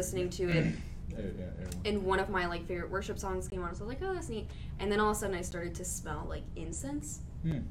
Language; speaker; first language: English; native; English